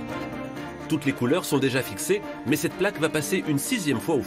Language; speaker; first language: French; native; French